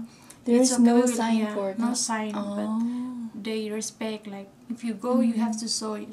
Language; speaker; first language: English; non-native, learner; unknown